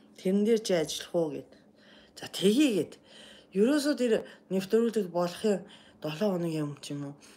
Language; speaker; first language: Mongolian; non-native, fluent; Japanese